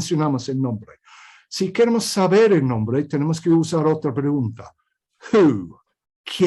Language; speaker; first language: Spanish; non-native, fluent; English